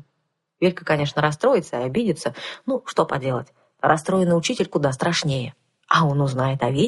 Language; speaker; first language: Russian; native; Russian